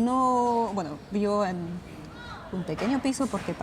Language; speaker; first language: Spanish; non-native, fluent; French